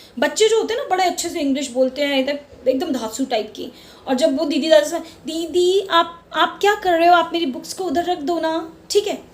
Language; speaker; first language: Hindi; non-native, local second language; Marwari